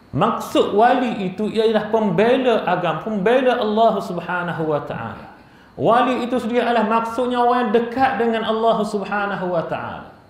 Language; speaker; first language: Malay; native; Malay